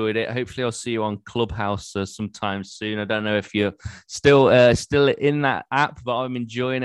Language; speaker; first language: English; native; English